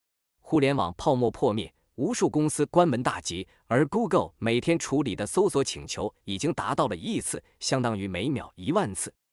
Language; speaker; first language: Chinese; native; Chinese